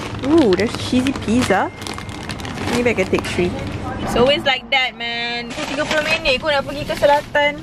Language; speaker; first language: English; non-native, local second language; Malay